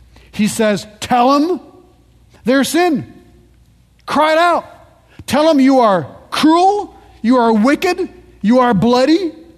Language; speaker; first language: English; early bilingual, other home language; French